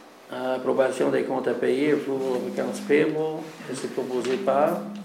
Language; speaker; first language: French; native; French